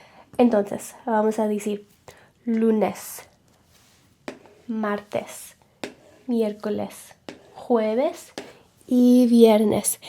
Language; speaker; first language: Spanish; non-native, learner; English